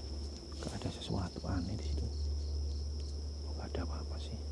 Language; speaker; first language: Indonesian; native; Indonesian